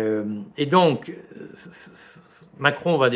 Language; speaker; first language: French; native; French